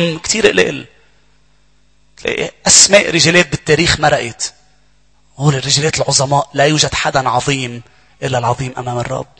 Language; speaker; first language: Arabic; native; Arabic